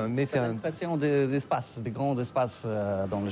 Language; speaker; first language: French; non-native, learner; Polish